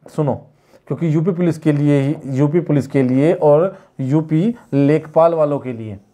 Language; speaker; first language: Hindi; native; Hindi